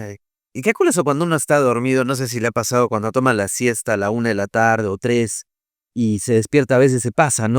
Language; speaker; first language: Spanish; native; Spanish